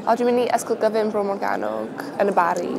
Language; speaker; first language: Welsh; non-native, local second language; English